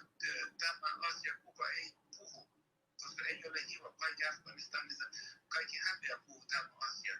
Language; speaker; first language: Finnish; non-native, learner; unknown